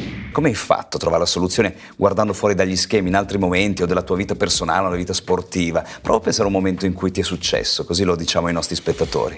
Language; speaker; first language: Italian; native; Italian